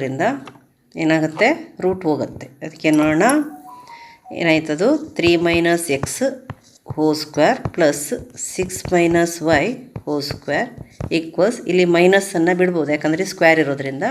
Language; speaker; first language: Kannada; native; Kannada